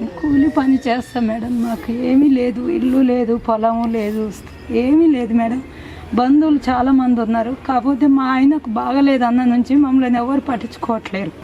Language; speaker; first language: Telugu; native; Telugu